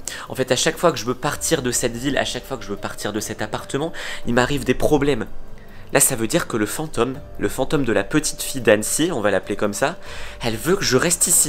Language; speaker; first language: French; native; French